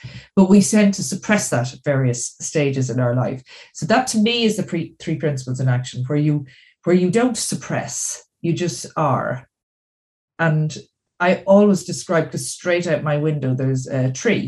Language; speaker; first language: English; native; English